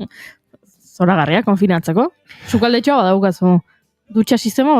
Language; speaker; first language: Basque; native; Basque